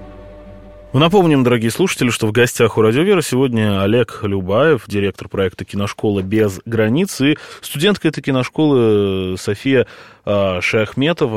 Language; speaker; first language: Russian; native; Russian